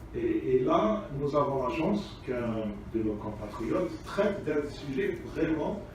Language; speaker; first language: French; non-native, local second language; Arabic